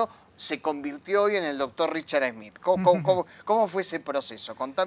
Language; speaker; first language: Spanish; native; Spanish